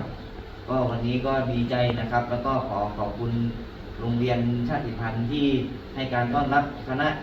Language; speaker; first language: Thai; native; Thai